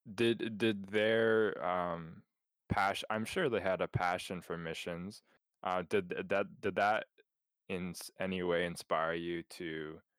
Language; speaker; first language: English; native; English